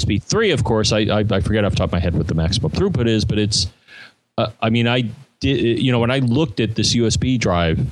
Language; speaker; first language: English; native; English